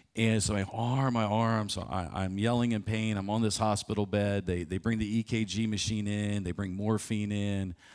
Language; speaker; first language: English; native; English